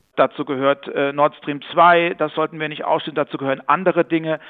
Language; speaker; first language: German; native; German